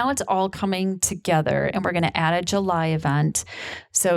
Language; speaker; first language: English; native; English